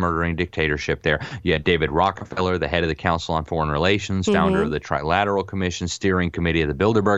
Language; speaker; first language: English; native; English